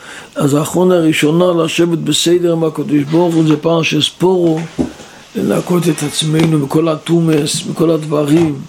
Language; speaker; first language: Hebrew; non-native, local second language; Yiddish